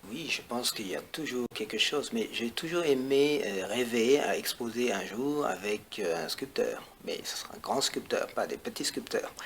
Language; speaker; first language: French; non-native, fluent; Chinese